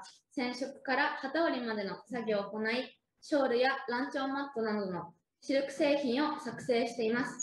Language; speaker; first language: Japanese; native; Japanese